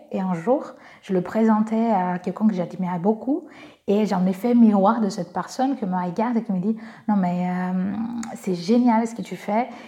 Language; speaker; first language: French; non-native, fluent; Portuguese